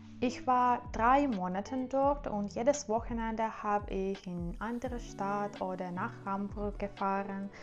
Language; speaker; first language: German; non-native, learner; Ukrainian